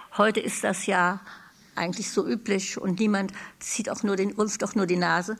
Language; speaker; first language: German; native; German